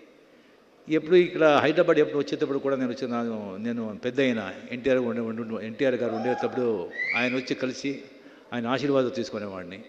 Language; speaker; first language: Telugu; non-native, fluent; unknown